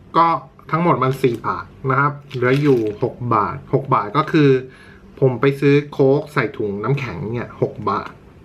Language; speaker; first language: Thai; native; Thai